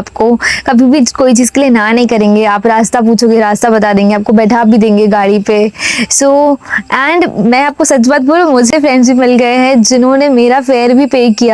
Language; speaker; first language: Hindi; native; Hindi